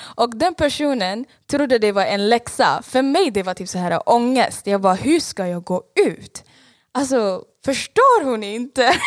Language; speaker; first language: Swedish; non-native, fluent; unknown